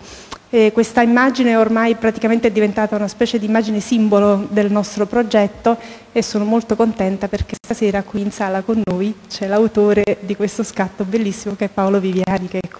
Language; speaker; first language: Italian; native; Italian